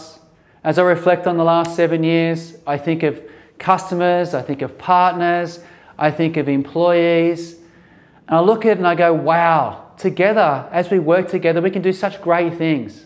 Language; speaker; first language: English; native; English